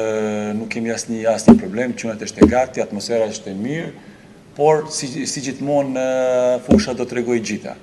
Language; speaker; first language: Albanian; non-native, learner; Serbian